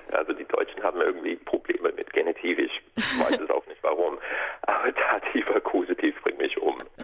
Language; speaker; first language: German; non-native, fluent; English